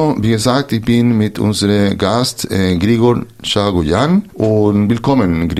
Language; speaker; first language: German; non-native, fluent; Spanish